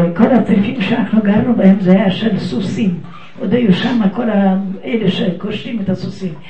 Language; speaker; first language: Hebrew; non-native, fluent; Yiddish